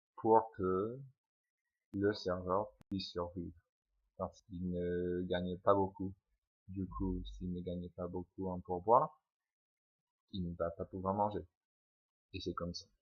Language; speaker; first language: French; non-native, fluent; English